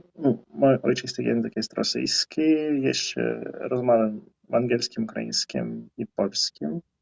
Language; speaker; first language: Polish; non-native, learner; Russian